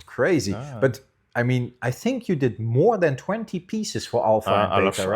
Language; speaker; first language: English; non-native, fluent; German